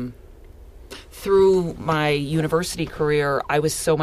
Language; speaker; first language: English; native; English